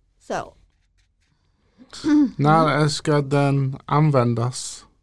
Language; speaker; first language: Swedish; non-native, local second language; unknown